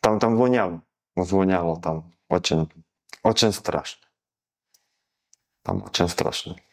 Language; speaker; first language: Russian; non-native, learner; Slovak